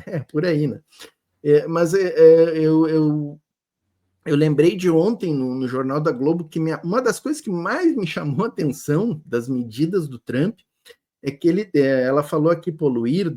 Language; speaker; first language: Portuguese; native; Portuguese